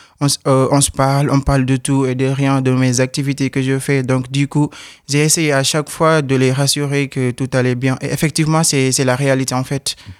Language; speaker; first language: French; non-native, local second language; Wolof